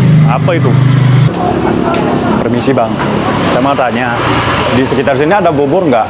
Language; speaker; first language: Indonesian; non-native, fluent; Japanese